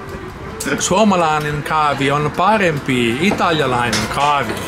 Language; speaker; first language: Finnish; non-native, learner; Italian